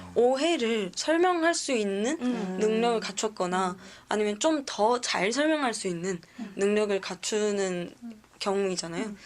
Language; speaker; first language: Korean; native; Korean